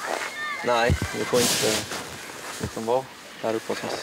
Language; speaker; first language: Swedish; non-native, learner; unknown